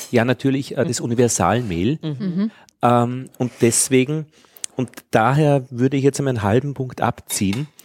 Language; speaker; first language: German; native; German